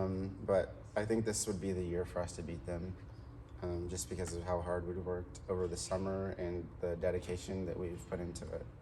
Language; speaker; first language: English; native; English